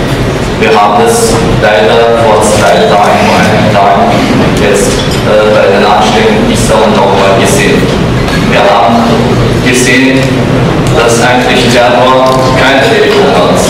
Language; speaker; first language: German; non-native, fluent; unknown